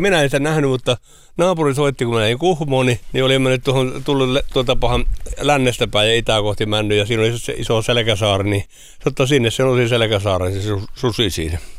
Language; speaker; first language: Finnish; native; Finnish